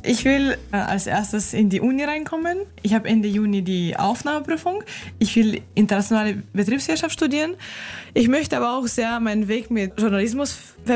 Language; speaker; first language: German; non-native, fluent; Ukrainian